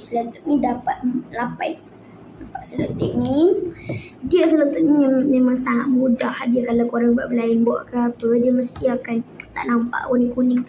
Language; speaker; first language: Malay; native; Malay